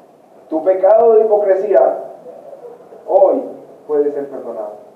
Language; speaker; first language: Spanish; native; Spanish